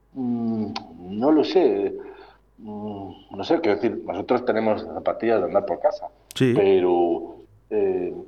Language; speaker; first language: Spanish; native; Spanish